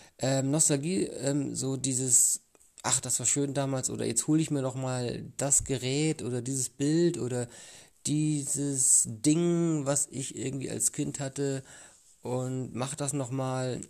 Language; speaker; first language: German; native; German